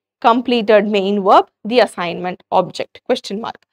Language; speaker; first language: English; non-native, local second language; Tamil